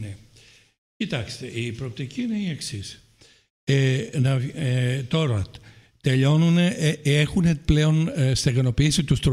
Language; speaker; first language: Greek; native; Greek